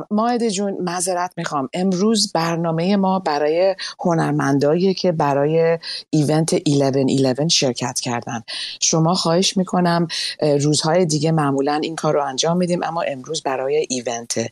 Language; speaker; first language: Persian; native; Persian